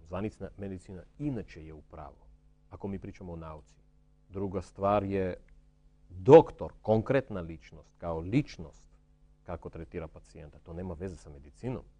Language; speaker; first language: Croatian; non-native, fluent; Armenian